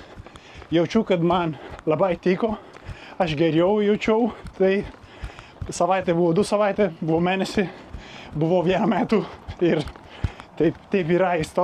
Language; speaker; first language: Lithuanian; non-native, learner; Italian